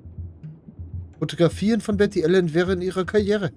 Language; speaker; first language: German; native; German